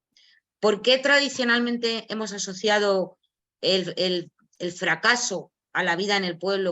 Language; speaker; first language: Spanish; native; Spanish